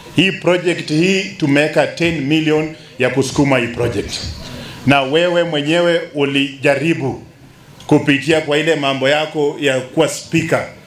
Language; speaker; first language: Swahili; non-native, local second language; Luyia